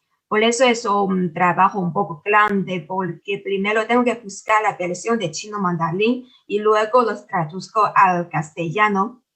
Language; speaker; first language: Spanish; non-native, fluent; Chinese